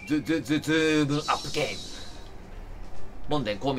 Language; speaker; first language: Japanese; native; Japanese